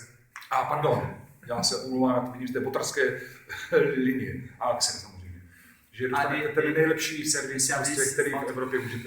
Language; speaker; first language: Czech; native; Czech